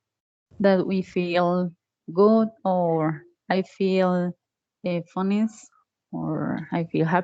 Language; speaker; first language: English; non-native, learner; Spanish